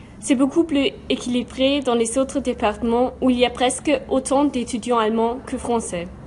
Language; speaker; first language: French; non-native, fluent; German